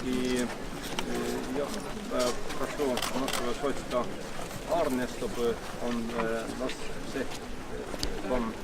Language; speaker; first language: Russian; non-native, fluent; Estonian